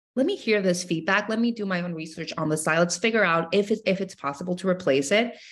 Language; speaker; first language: English; non-native, fluent; Spanish